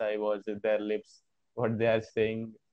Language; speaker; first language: English; non-native, learner; Hindi